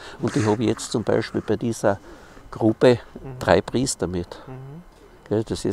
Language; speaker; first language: German; native; German